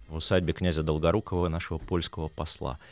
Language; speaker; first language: Russian; native; Russian